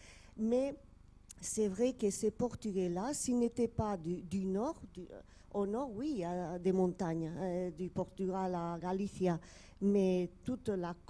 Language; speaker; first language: French; non-native, fluent; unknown